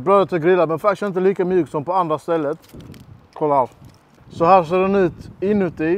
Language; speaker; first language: Swedish; native; Swedish